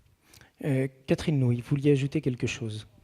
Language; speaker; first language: French; native; French